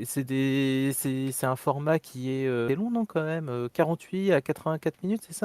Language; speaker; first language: French; native; French